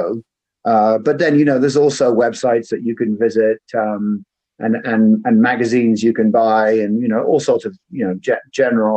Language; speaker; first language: English; native; English